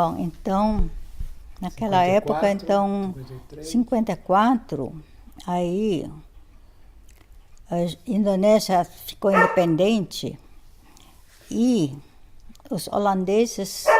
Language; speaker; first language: Portuguese; non-native, fluent; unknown